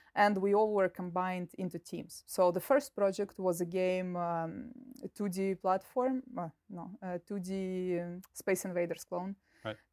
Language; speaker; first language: English; non-native, fluent; Russian